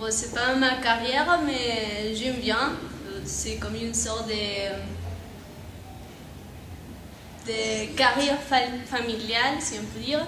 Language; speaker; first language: French; non-native, fluent; Spanish